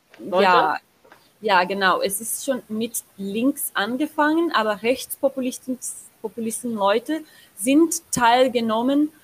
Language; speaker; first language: German; non-native, learner; Portuguese